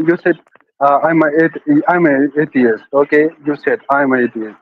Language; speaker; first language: English; non-native, learner; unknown